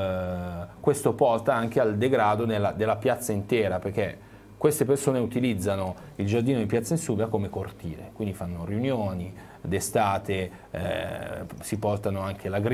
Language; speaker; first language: Italian; native; Italian